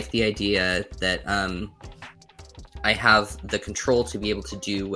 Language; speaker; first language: English; native; English